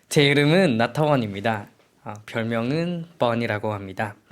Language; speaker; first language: Korean; non-native, fluent; Thai